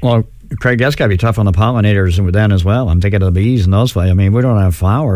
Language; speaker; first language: English; native; English